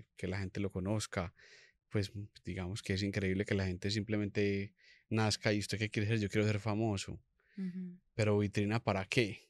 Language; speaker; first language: Spanish; native; Spanish